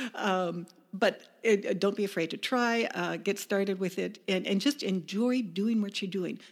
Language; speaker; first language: English; native; English